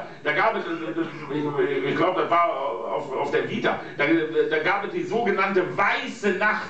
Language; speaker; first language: German; native; German